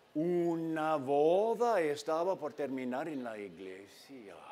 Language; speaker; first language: Spanish; non-native, fluent; English